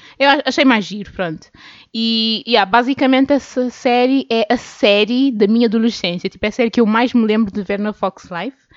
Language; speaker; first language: Portuguese; native; Portuguese